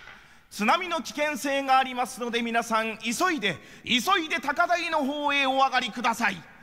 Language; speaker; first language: Japanese; native; Japanese